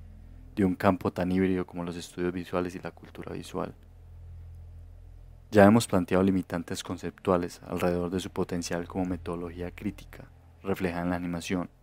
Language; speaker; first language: Spanish; native; Spanish